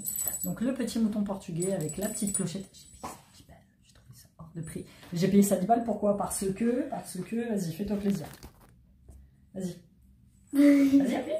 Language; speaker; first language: French; native; French